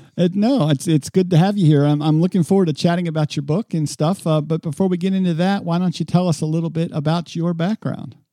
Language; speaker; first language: English; native; English